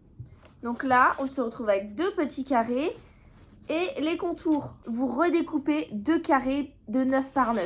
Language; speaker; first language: French; native; French